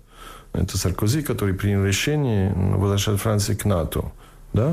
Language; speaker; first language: Russian; non-native, fluent; English